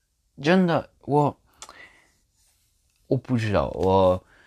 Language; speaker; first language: Chinese; non-native, learner; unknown